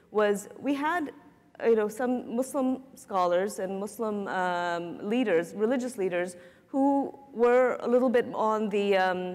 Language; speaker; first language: English; native; English